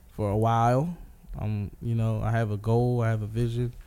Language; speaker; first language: English; native; English